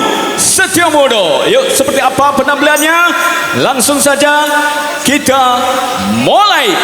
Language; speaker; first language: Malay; non-native, local second language; Javanese